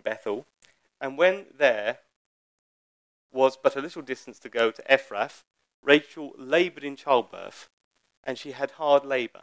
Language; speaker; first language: English; native; English